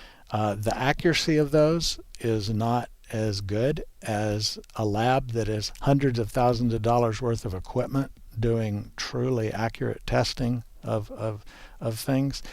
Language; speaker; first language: English; native; English